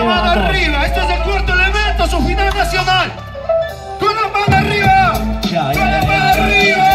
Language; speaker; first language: Spanish; native; Spanish